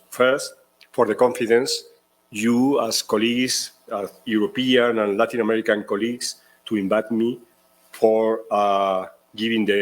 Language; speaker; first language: English; non-native, fluent; Spanish